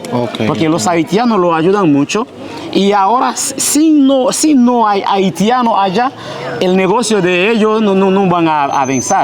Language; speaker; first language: Spanish; early bilingual, heritage; Haitian Creole